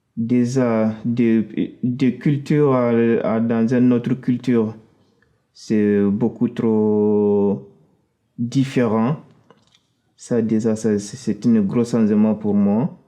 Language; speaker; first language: French; non-native, fluent; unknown